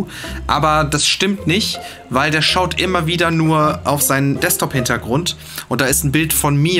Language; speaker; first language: German; native; German